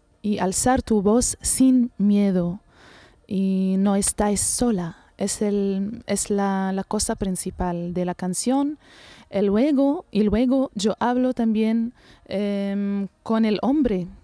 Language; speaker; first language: Spanish; non-native, learner; Arabic